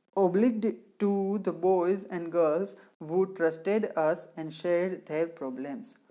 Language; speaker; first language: English; non-native, local second language; Gujarati